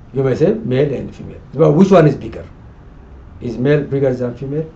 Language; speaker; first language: English; non-native, local second language; Amharic